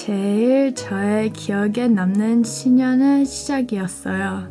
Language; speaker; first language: Korean; early bilingual, heritage; Korean